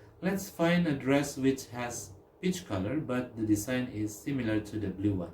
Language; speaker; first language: English; non-native, fluent; Indonesian